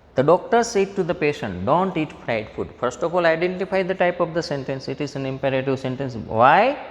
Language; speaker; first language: English; non-native, local second language; Gujarati